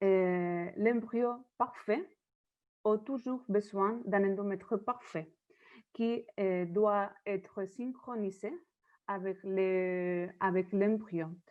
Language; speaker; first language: French; non-native, learner; Spanish